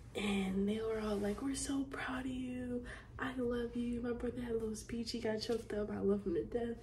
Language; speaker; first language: English; native; English